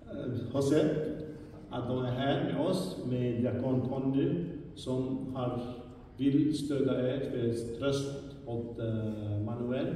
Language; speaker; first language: Swedish; non-native, fluent; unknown